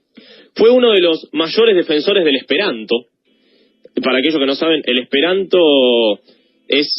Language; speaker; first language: Spanish; native; Spanish